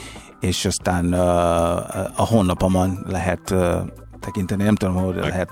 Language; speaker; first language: Hungarian; non-native, fluent; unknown